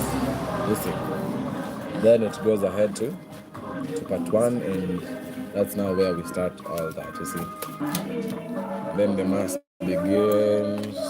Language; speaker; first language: English; non-native, local second language; Swahili